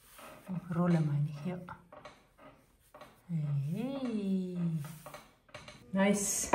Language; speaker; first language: German; non-native, fluent; Tibetan